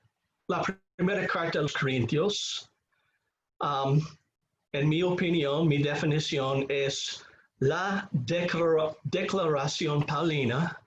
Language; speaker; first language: Spanish; non-native, fluent; English